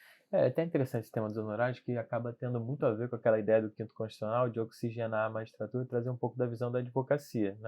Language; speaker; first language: Portuguese; native; Portuguese